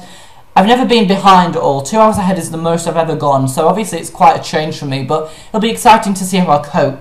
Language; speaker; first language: English; native; English